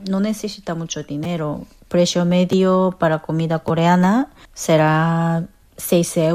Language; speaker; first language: Spanish; non-native, fluent; Korean